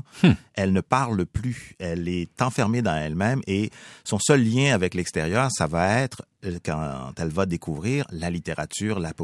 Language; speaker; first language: French; native; French